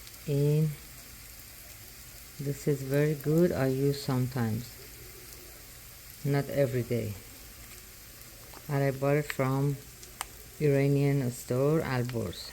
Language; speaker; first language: English; non-native, learner; Persian